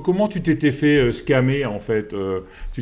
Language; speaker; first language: French; native; French